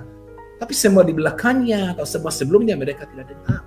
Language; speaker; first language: Indonesian; non-native, fluent; Hebrew